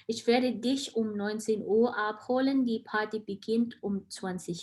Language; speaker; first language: German; non-native, fluent; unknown